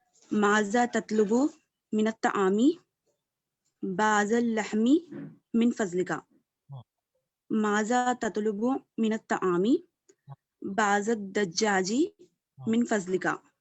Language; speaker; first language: Arabic; non-native, learner; Urdu